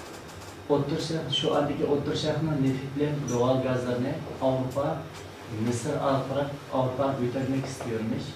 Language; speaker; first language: Turkish; non-native, learner; Uyghur